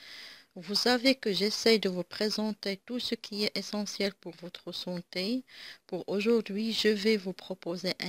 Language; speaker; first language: French; non-native, local second language; Arabic